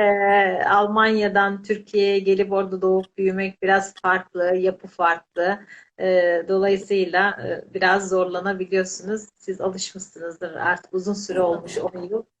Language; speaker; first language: Turkish; native; Turkish